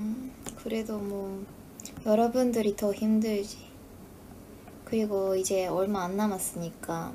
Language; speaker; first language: Korean; non-native, fluent; Japanese